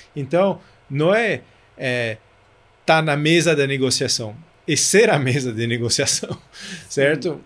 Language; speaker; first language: Portuguese; non-native, fluent; French